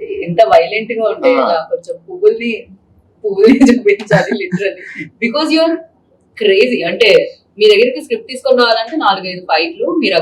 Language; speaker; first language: Telugu; native; Telugu